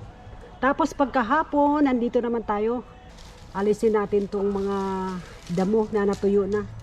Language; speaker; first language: Filipino; non-native, local second language; Cebuano